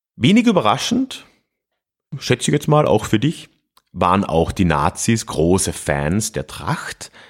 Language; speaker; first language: German; native; German